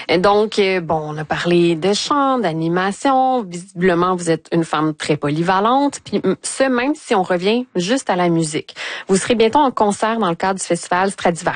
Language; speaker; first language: French; native; French